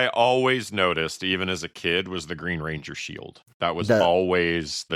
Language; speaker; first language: English; native; English